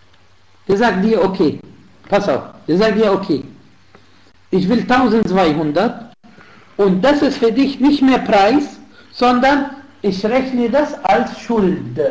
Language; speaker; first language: German; non-native, fluent; Arabic